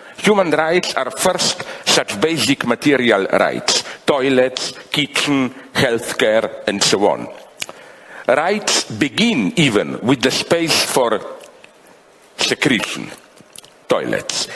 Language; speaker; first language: English; non-native, fluent; Slovenian